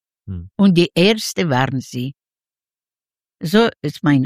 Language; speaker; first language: German; non-native, learner; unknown